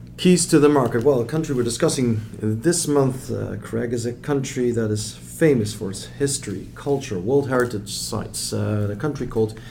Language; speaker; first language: English; non-native, fluent; Dutch